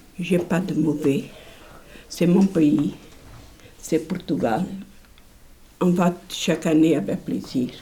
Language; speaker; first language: French; non-native, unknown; Portuguese